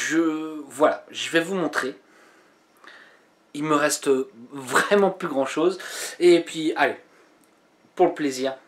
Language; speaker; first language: French; native; French